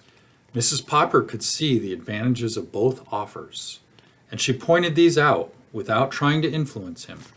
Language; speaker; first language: English; native; English